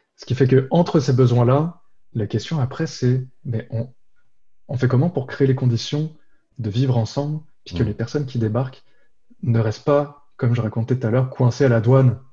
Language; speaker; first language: French; native; French